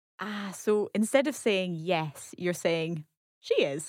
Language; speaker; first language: English; native; English